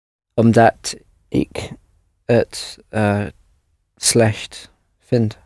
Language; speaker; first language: Dutch; non-native, learner; English